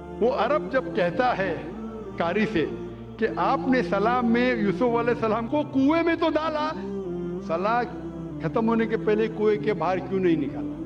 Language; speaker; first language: Urdu; non-native, local second language; English